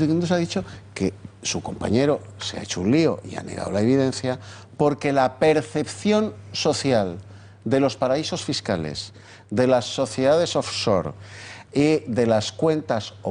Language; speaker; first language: Spanish; native; Spanish